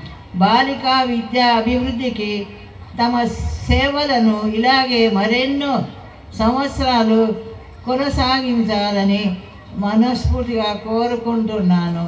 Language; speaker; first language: Telugu; native; Telugu